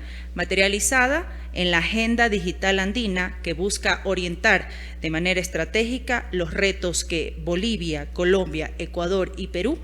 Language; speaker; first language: Spanish; native; Spanish